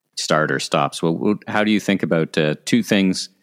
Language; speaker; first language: English; native; English